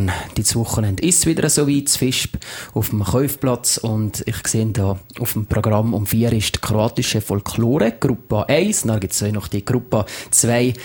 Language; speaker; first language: German; native; German